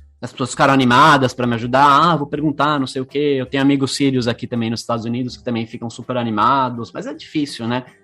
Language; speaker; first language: Portuguese; native; Portuguese